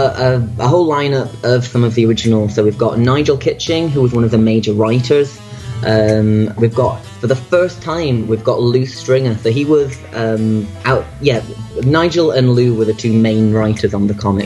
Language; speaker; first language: English; native; English